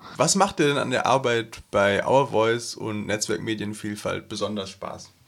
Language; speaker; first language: German; native; German